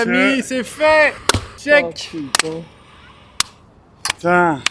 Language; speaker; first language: French; native; French